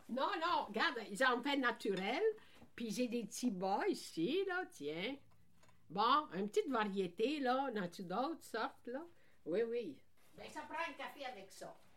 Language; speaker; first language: French; non-native, fluent; Italian